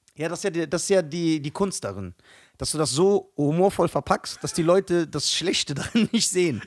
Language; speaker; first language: German; early bilingual, other home language; Arabic